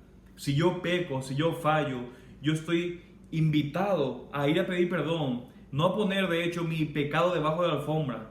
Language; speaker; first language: Spanish; native; Spanish